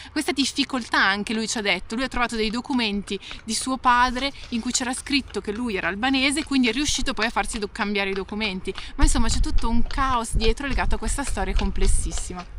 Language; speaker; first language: Italian; native; Italian